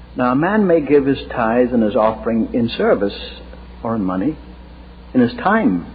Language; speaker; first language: English; native; English